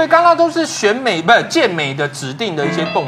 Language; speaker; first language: Chinese; native; Chinese